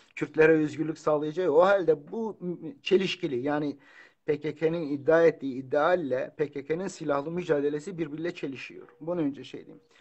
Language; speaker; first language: Turkish; non-native, local second language; Kurdish